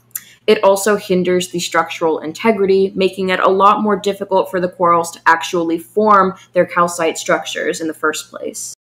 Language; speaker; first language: English; native; English